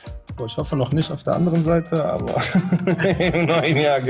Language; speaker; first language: German; native; German